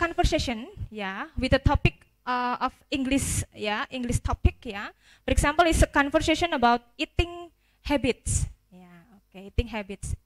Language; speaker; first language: English; non-native, fluent; Indonesian